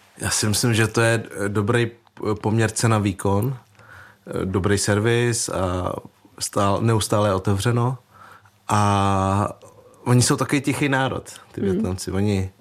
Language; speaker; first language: Czech; early bilingual, other home language; Vietnamese